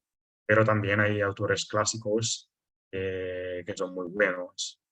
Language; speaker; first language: Spanish; non-native, fluent; Italian